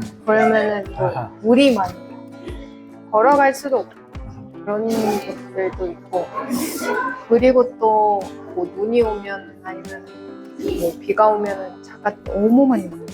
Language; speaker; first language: Korean; non-native, fluent; Mongolian